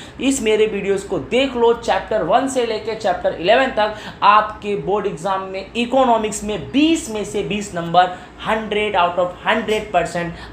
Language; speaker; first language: Hindi; non-native, local second language; Gujarati